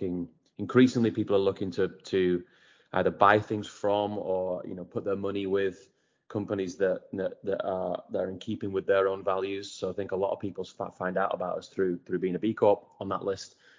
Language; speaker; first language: English; native; English